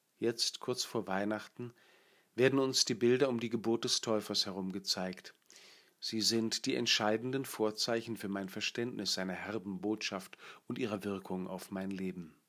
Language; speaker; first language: German; native; German